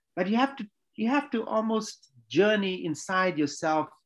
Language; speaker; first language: English; native; English